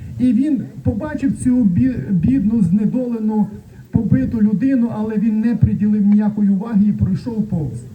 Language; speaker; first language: Ukrainian; non-native, local second language; Russian